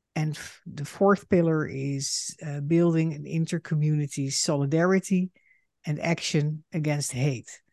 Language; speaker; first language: English; non-native, fluent; Dutch